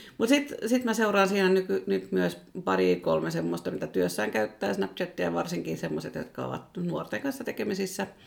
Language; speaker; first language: Finnish; non-native, local second language; Swedish